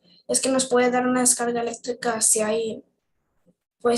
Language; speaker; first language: Spanish; native; Spanish